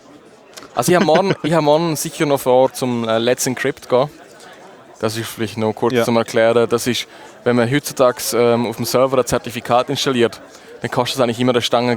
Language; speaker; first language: German; native; German